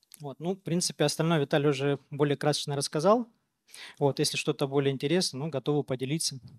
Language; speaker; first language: Russian; native; Russian